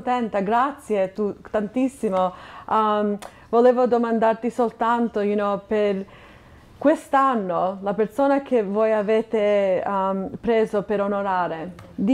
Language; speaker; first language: Italian; non-native, fluent; English